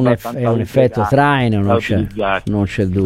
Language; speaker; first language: Italian; native; Italian